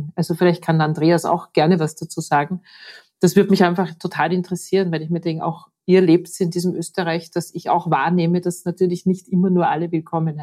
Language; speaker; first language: German; native; German